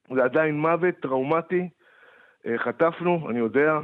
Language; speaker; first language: Hebrew; native; Hebrew